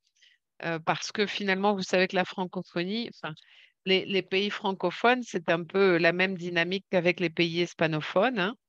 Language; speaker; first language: French; native; French